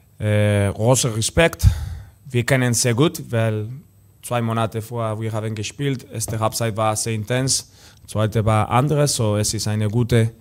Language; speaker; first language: German; non-native, learner; Spanish